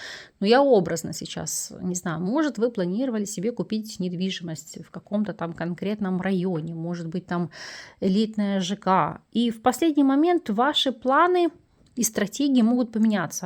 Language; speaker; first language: Russian; native; Russian